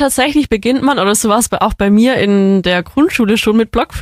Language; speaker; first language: German; native; German